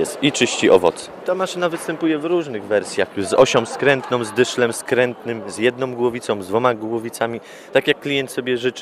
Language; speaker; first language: Polish; native; Polish